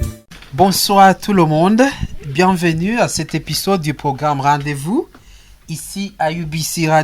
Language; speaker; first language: French; non-native, fluent; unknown